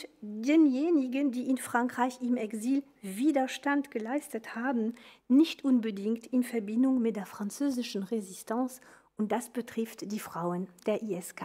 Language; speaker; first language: German; non-native, fluent; French